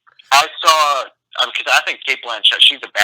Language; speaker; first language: English; native; English